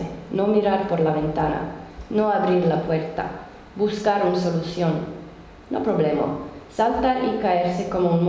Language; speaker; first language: Spanish; non-native, learner; Finnish